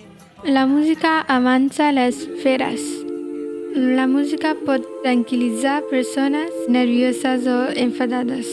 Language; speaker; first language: Catalan; non-native, learner; Punjabi